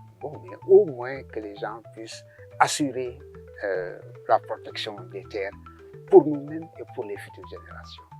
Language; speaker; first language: French; non-native, local second language; Serer